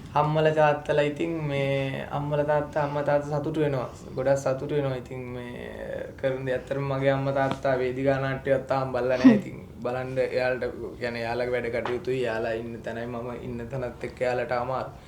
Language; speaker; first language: Sinhala; native; Sinhala